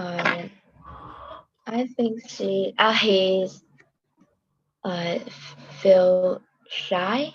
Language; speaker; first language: English; non-native, learner; Korean